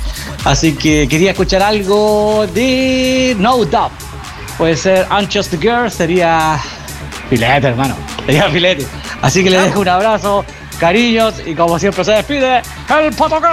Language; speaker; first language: Spanish; native; Spanish